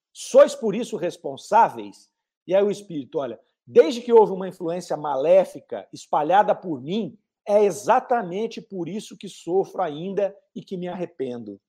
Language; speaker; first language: Portuguese; native; Portuguese